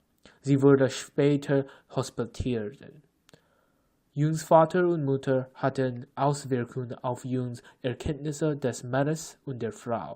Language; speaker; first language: German; non-native, learner; English